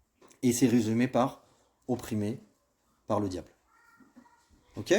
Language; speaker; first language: French; native; French